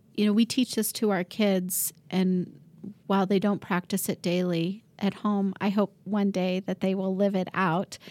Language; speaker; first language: English; native; English